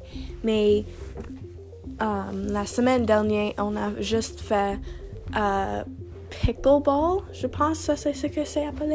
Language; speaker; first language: French; non-native, learner; English